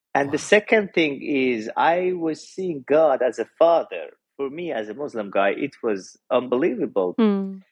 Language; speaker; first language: English; non-native, fluent; Persian